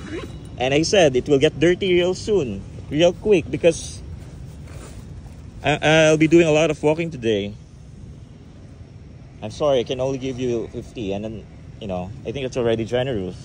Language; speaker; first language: English; non-native, local second language; Filipino